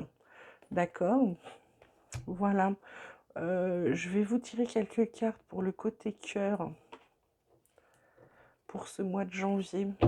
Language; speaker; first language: French; native; French